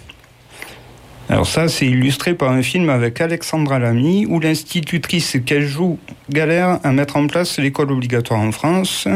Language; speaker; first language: French; native; French